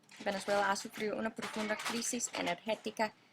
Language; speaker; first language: Spanish; non-native, fluent; English